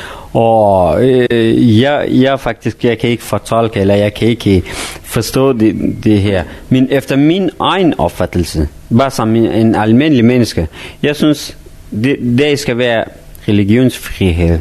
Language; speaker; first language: Danish; non-native, fluent; Persian